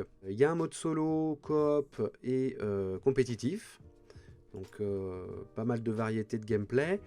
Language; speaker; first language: French; native; French